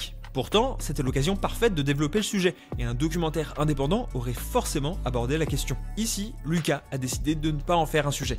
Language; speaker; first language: French; native; French